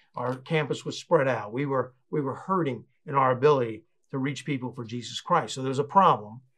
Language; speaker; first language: English; native; English